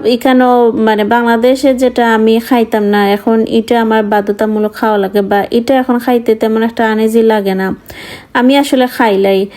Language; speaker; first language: Bangla; non-native, local second language; Sylheti